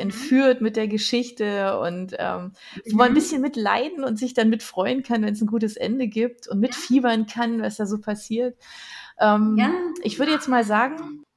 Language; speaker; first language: German; native; German